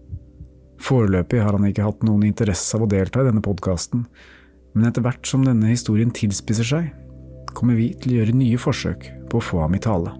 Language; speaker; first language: Norwegian; native; Norwegian